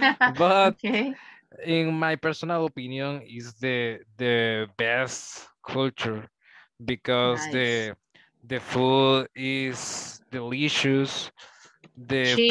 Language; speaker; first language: English; non-native, learner; Spanish